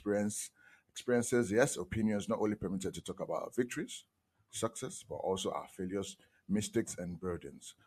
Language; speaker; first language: English; non-native, local second language; Igbo